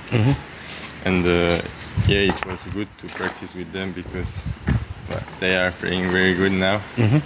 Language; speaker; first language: English; non-native, learner; French